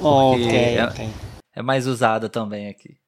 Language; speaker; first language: Portuguese; non-native, learner; Spanish